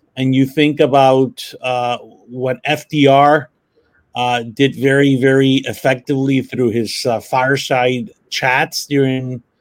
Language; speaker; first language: English; early bilingual, other home language; Spanish